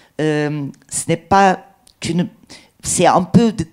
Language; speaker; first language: French; non-native, learner; Portuguese